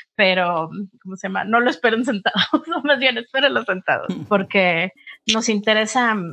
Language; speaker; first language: Spanish; native; Spanish